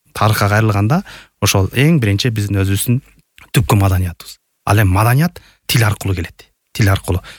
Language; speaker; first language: Kyrgyz; native; Kyrgyz